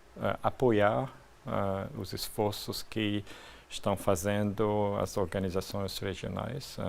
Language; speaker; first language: Portuguese; non-native, fluent; French